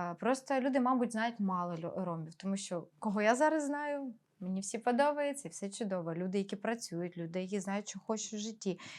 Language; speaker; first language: Ukrainian; non-native, local second language; Russian